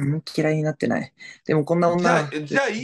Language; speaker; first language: Japanese; native; Japanese